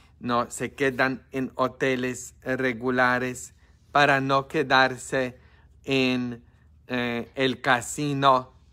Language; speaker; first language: Spanish; non-native, fluent; Polish